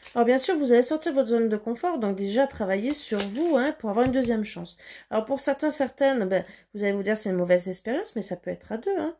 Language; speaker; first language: French; native; French